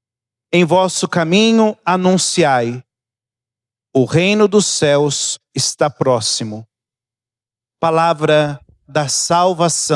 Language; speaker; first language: Portuguese; native; Portuguese